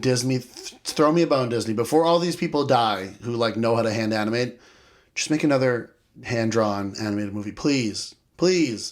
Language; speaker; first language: English; native; English